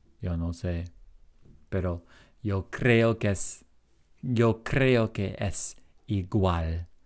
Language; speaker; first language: Spanish; non-native, fluent; English